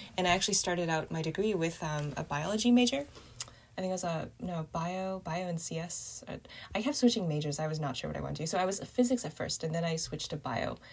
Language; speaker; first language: English; early bilingual, other home language; Chinese